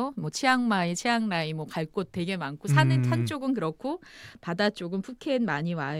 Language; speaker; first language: Korean; native; Korean